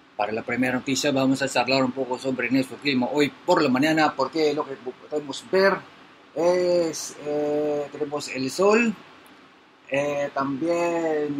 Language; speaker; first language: Spanish; non-native, learner; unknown